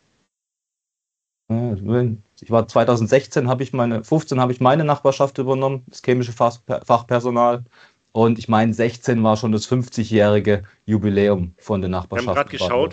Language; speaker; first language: German; native; German